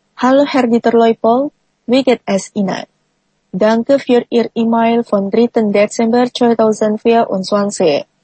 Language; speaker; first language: German; non-native, fluent; Indonesian